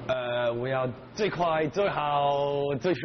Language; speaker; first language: Chinese; non-native, learner; English